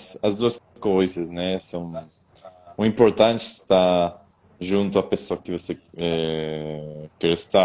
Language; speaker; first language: Portuguese; non-native, fluent; Spanish